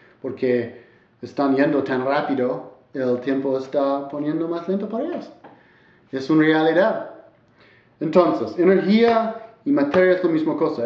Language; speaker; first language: Spanish; non-native, learner; English